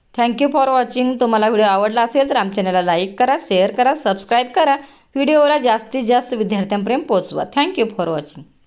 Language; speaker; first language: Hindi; non-native, local second language; Marathi